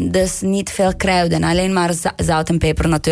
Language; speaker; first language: Dutch; non-native, learner; Italian